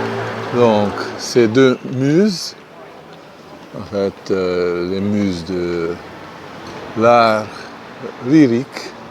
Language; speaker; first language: French; non-native, fluent; Hungarian